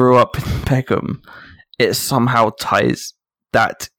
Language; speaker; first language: English; native; English